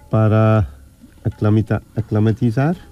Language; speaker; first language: Spanish; non-native, fluent; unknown